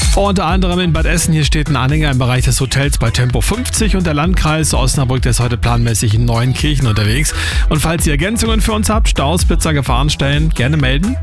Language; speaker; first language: German; native; German